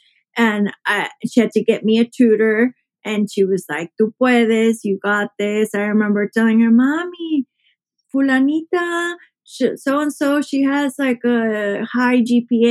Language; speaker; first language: English; early bilingual, other home language; Spanish